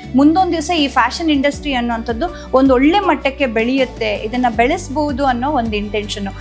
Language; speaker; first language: Kannada; native; Kannada